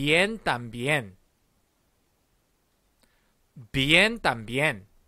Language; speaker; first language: Spanish; non-native, fluent; Korean